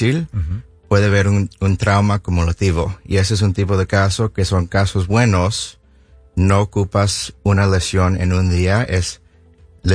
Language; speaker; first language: Spanish; early bilingual, heritage; Spanish